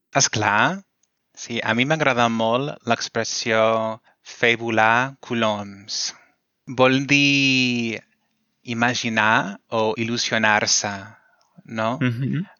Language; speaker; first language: Catalan; non-native, fluent; English